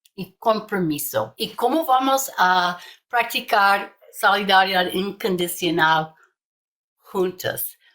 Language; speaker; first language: Spanish; non-native, learner; English